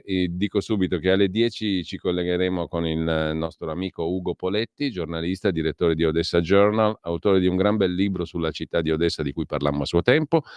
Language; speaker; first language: Italian; native; Italian